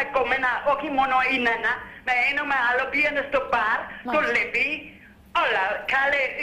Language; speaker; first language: Greek; non-native, learner; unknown